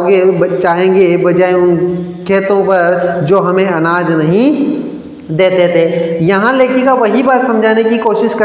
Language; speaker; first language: Hindi; native; Hindi